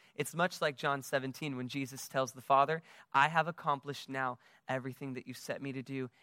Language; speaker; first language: English; native; English